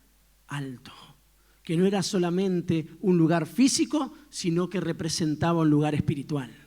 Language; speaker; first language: Spanish; native; Spanish